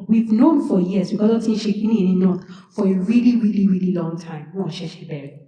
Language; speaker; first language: English; non-native, local second language; Yoruba